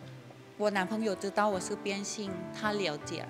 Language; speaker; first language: Chinese; non-native, learner; Thai